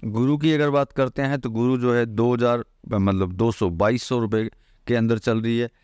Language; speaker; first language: Hindi; native; Hindi